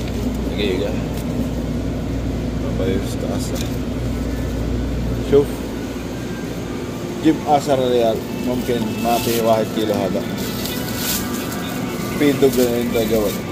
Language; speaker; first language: Arabic; non-native, learner; Filipino